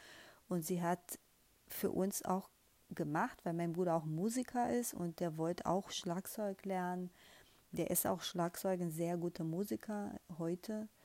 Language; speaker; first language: German; non-native, fluent; Portuguese